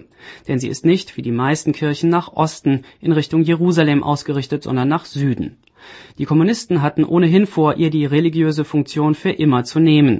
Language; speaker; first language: German; native; German